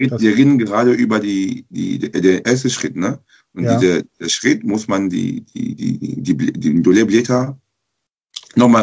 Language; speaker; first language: German; non-native, learner; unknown